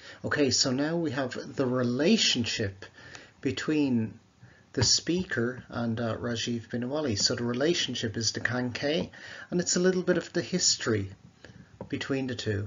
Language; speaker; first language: English; native; English